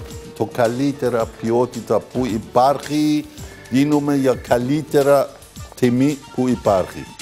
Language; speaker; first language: Greek; non-native, learner; Persian